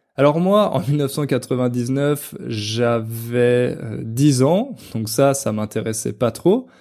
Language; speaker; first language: French; native; French